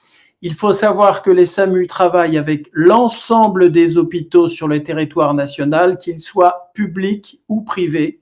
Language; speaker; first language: French; native; French